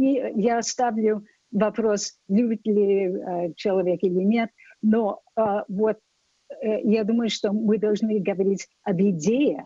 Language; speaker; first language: Russian; non-native, fluent; English